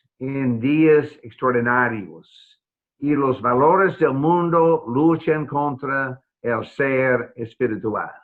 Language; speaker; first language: Spanish; non-native, fluent; English